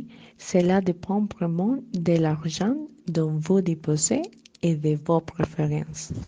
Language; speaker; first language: French; non-native, learner; Spanish